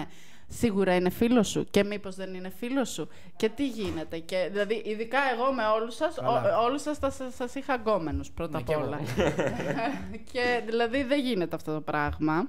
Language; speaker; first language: Greek; native; Greek